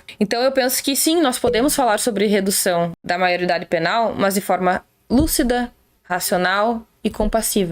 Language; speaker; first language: Portuguese; native; Portuguese